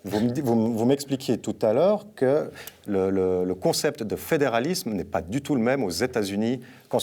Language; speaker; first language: French; native; French